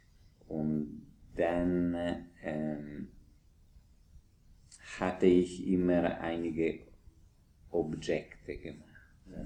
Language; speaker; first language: German; non-native, fluent; Italian